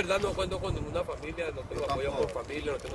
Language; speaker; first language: Spanish; native; Spanish